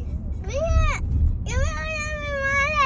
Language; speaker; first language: Spanish; early bilingual, other home language; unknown